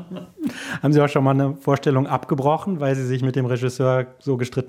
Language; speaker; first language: German; native; German